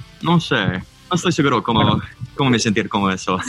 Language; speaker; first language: Spanish; non-native, learner; English